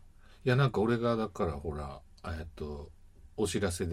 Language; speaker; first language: Japanese; native; Japanese